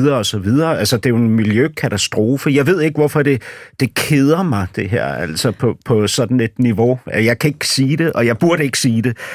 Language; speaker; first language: Danish; native; Danish